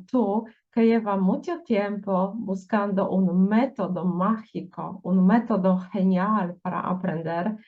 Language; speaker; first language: Spanish; non-native, fluent; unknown